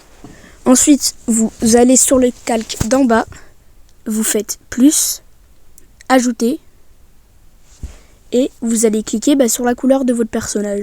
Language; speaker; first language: French; native; French